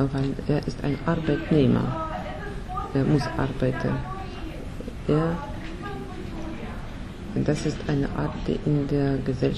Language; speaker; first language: German; non-native, learner; Russian